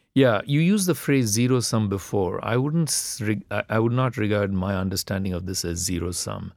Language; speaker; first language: English; non-native, local second language; Tamil